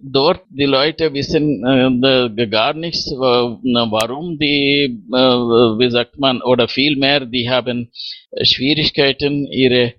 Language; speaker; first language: German; non-native, fluent; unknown